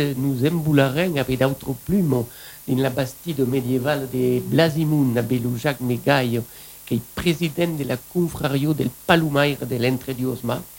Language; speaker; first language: French; native; French